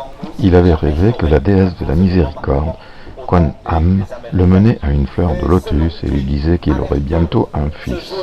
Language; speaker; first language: French; native; French